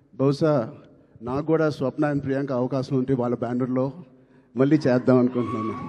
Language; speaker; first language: Telugu; native; Telugu